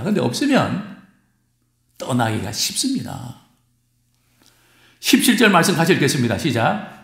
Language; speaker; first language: Korean; native; Korean